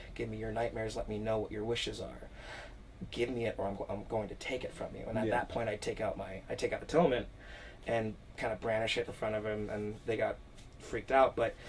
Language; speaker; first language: English; native; English